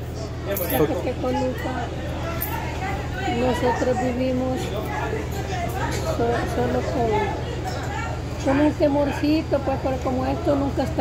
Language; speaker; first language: Spanish; native; Spanish